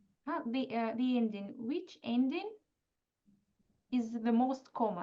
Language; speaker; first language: English; non-native, fluent; Russian